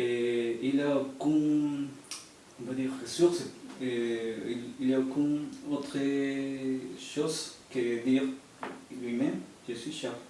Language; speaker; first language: French; non-native, fluent; Spanish